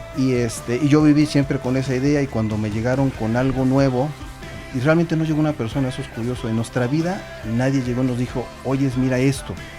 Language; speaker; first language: Spanish; native; Spanish